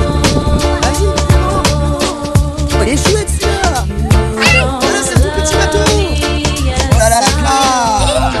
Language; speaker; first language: French; native; French